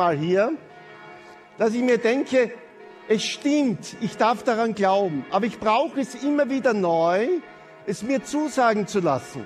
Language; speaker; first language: German; native; German